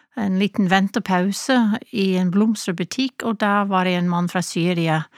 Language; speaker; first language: Norwegian; non-native, fluent; English